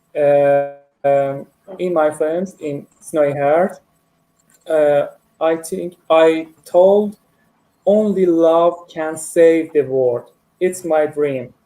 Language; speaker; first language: English; non-native, learner; Persian